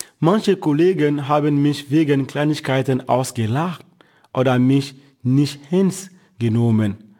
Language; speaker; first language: German; non-native, fluent; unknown